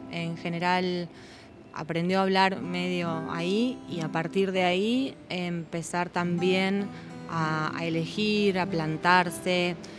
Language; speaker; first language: Spanish; native; Spanish